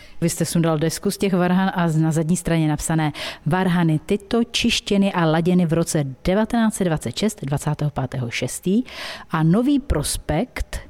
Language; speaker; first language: Czech; native; Czech